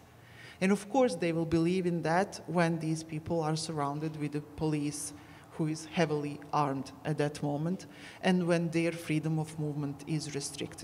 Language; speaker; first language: English; non-native, fluent; Bosnian